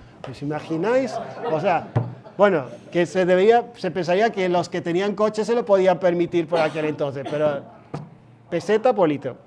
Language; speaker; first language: Spanish; non-native, fluent; Swedish